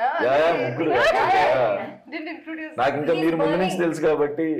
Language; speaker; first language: Telugu; native; Telugu